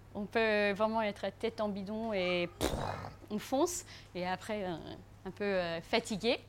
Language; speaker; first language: French; non-native, fluent; English